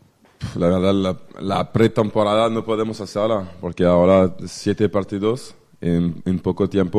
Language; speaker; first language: Spanish; non-native, fluent; French